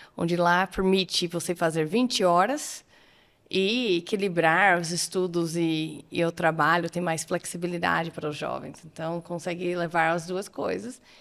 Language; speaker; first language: Portuguese; non-native, fluent; English